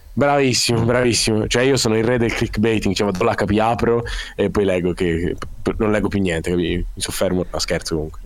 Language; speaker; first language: Italian; native; Italian